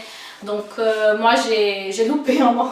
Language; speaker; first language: French; non-native, fluent; Portuguese